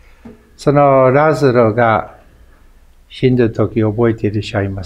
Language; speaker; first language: Japanese; non-native, fluent; English